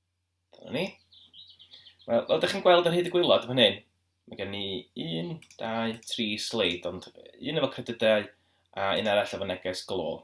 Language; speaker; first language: Welsh; native; Welsh